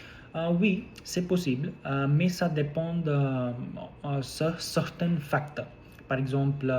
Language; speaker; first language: French; non-native, learner; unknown